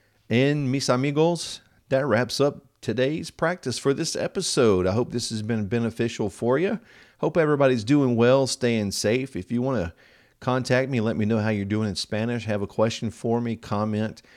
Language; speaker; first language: English; native; English